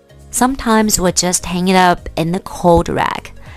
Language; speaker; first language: English; non-native, fluent; Chinese